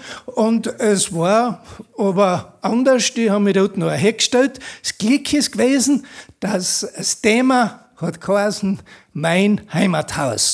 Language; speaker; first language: German; native; German